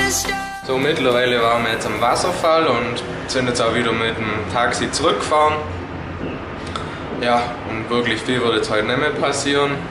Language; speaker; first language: German; native; German